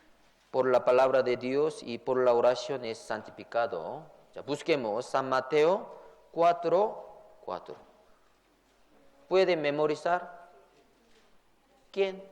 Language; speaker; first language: Spanish; non-native, fluent; Korean